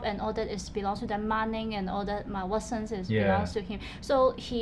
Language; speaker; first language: English; non-native, local second language; Cantonese